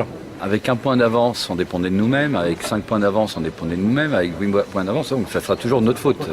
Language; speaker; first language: French; native; French